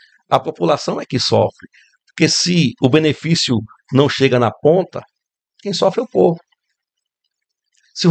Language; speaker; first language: Portuguese; native; Portuguese